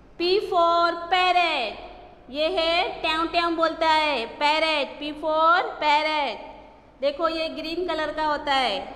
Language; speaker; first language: Hindi; non-native, local second language; Gujarati